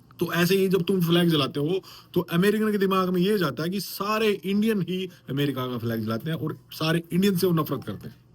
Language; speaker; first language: Hindi; native; Hindi